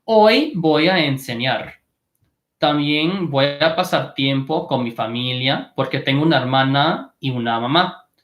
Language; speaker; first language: Spanish; non-native, fluent; English